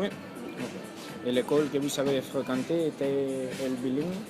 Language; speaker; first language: French; non-native, learner; Spanish